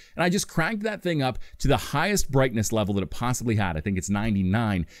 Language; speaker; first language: English; native; English